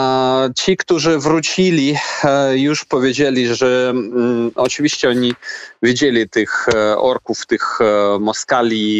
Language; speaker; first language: Polish; non-native, fluent; Ukrainian